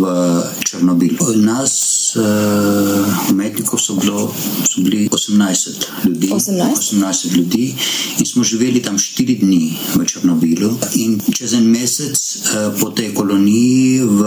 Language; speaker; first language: Slovenian; non-native, learner; Armenian